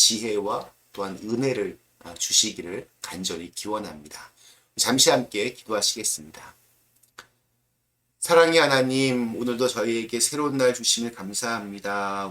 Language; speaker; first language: Korean; native; Korean